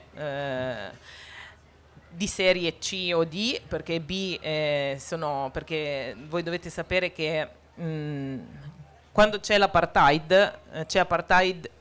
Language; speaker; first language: Italian; non-native, fluent; Arabic